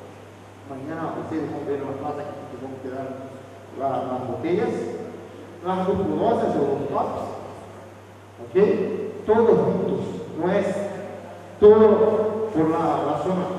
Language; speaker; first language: Spanish; non-native, fluent; Portuguese